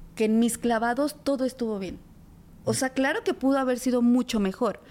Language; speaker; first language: Spanish; native; Spanish